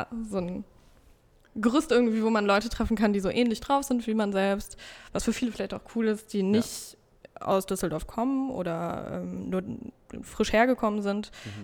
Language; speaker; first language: German; native; German